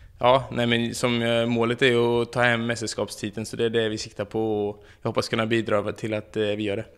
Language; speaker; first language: Swedish; native; Swedish